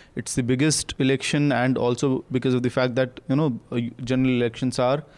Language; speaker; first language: English; non-native, local second language; Hindi